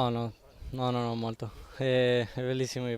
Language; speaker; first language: Italian; non-native, learner; Spanish